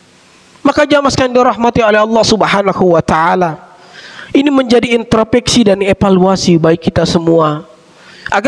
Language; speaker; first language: Indonesian; native; Indonesian